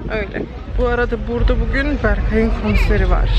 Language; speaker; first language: Turkish; early bilingual, other home language; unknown